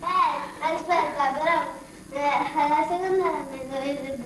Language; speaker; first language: Italian; native; Italian